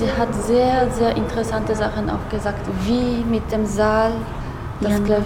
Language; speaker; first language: German; non-native, learner; Russian